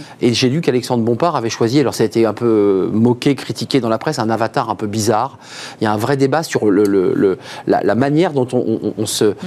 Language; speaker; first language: French; native; French